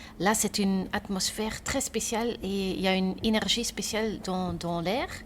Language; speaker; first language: French; non-native, local second language; Dutch